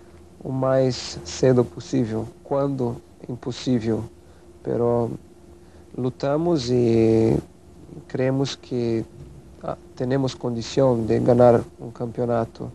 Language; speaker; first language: Spanish; non-native, fluent; Portuguese